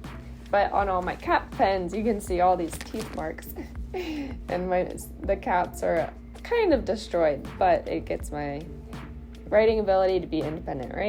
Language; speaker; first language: English; native; English